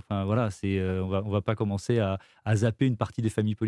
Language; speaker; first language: French; native; French